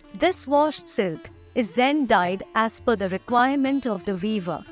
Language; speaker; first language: English; non-native, local second language; Marathi